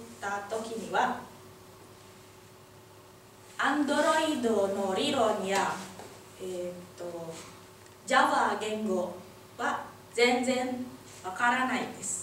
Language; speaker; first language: Japanese; non-native, learner; Indonesian